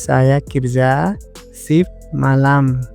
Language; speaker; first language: Indonesian; non-native, learner; Nepali